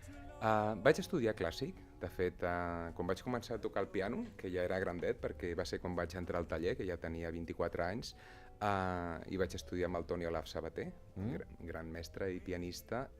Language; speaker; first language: Catalan; native; Catalan